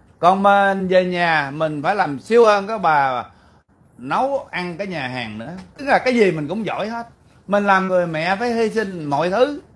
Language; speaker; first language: Vietnamese; early bilingual, heritage; Vietnamese